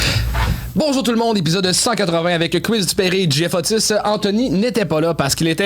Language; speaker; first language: French; native; French